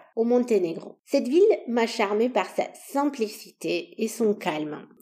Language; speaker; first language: French; non-native, fluent; Romanian